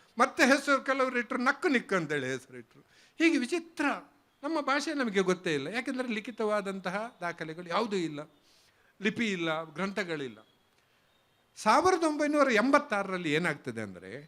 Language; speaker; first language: Kannada; non-native, local second language; Malayalam